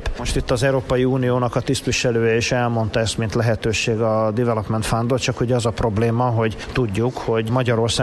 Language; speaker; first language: Hungarian; native; Hungarian